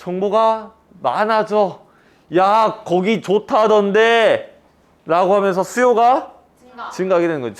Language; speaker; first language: Korean; native; Korean